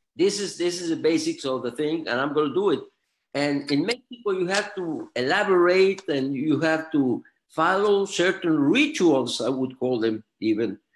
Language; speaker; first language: English; non-native, fluent; Spanish